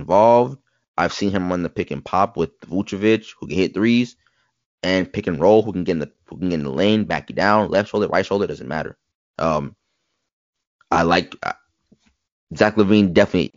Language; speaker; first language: English; native; English